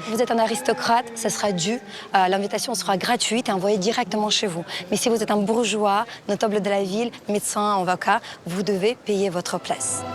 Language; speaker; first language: French; non-native, fluent; Ukrainian